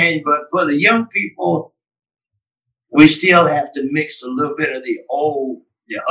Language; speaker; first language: English; native; English